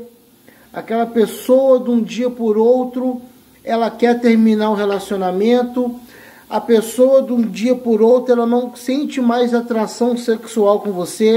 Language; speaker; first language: Portuguese; native; Portuguese